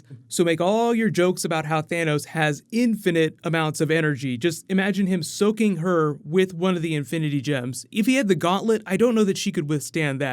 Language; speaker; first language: English; native; English